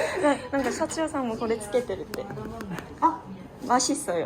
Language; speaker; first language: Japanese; non-native, fluent; Korean